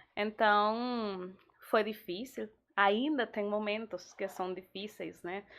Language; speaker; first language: Portuguese; non-native, fluent; Spanish